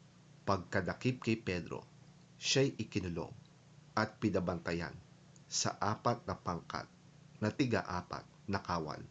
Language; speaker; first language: Filipino; native; Filipino